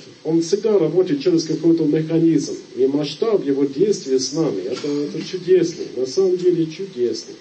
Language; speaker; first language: Russian; non-native, fluent; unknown